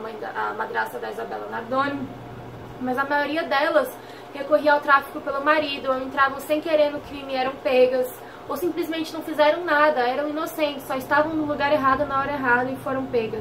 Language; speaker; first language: Portuguese; native; Portuguese